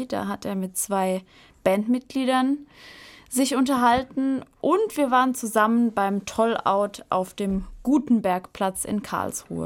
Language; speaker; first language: German; native; German